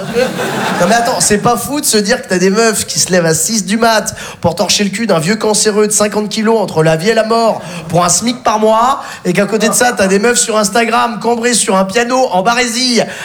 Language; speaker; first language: French; native; French